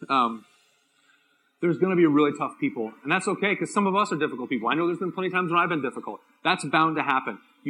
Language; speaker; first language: English; native; English